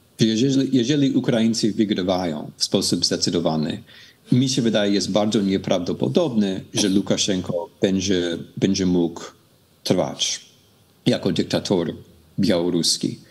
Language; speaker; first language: Polish; non-native, fluent; English